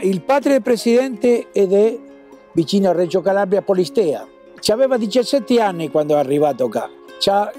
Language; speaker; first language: Italian; early bilingual, heritage; Italian